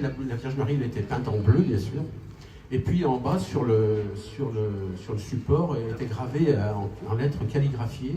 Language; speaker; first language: French; native; French